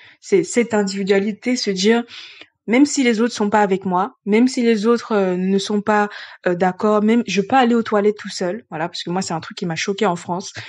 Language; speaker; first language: French; early bilingual, other home language; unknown